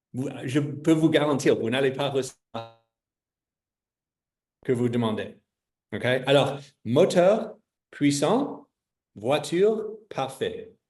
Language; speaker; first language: French; non-native, fluent; English